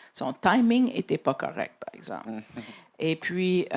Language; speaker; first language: French; non-native, fluent; English